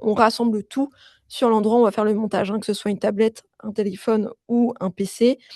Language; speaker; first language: French; native; French